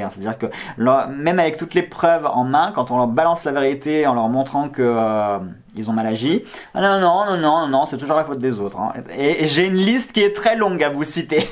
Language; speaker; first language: French; native; French